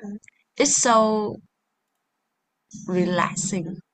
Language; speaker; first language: English; non-native, learner; Vietnamese